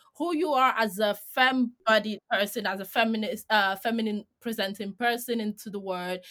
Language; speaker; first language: English; non-native, fluent; Greek